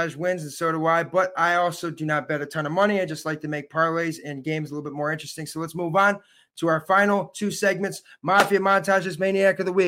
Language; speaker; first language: English; native; English